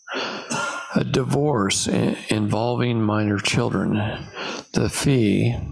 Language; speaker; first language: English; native; English